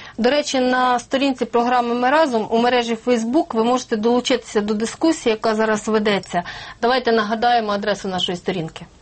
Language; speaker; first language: Ukrainian; native; Ukrainian